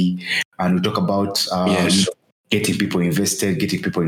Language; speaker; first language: English; non-native, local second language; Ganda